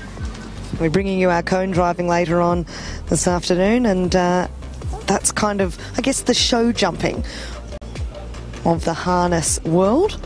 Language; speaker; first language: English; native; English